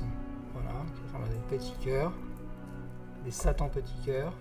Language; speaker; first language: French; native; French